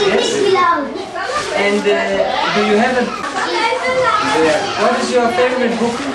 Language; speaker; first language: English; non-native, learner; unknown